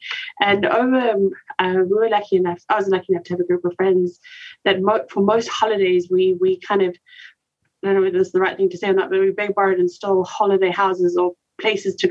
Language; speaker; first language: English; native; English